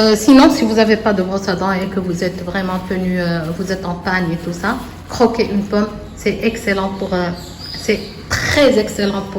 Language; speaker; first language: French; non-native, local second language; Arabic